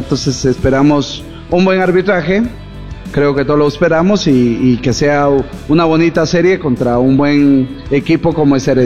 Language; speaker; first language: Spanish; native; Spanish